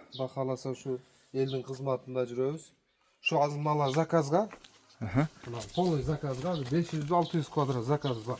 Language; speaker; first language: Kyrgyz; non-native, local second language; Uzbek